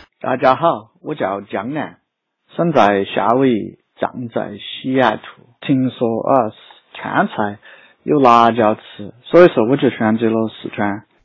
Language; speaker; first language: Chinese; non-native, fluent; English